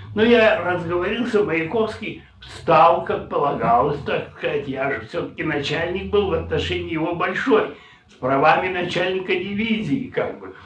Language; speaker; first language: Russian; native; Russian